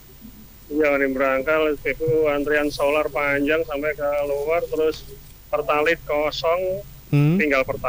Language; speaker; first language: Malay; non-native, local second language; Javanese